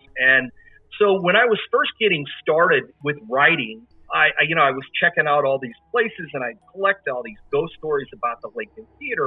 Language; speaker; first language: English; native; English